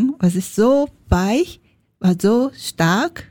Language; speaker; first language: German; non-native, learner; Japanese